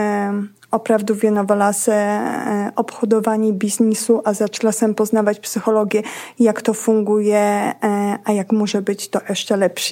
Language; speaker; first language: Czech; non-native, learner; Polish